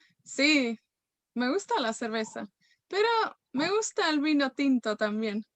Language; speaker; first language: Spanish; non-native, fluent; Welsh